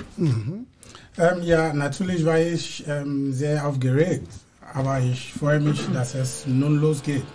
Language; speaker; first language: German; non-native, learner; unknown